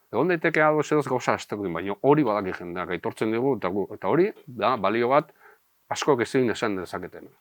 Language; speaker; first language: Basque; native; Basque